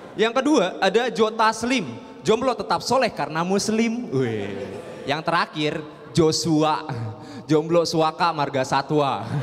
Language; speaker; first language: Indonesian; native; Indonesian